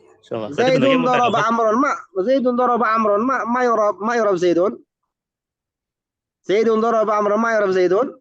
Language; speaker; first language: Arabic; non-native, fluent; Indonesian